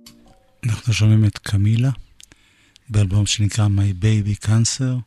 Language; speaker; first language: Hebrew; native; Hebrew